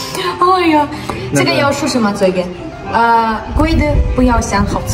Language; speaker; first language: Chinese; non-native, learner; Ukrainian